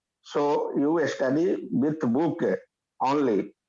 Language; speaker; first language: English; non-native, learner; Hindi